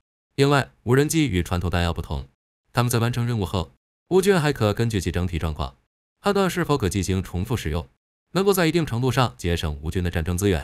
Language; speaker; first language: Chinese; native; Chinese